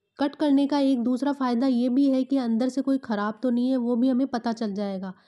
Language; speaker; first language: Hindi; native; Hindi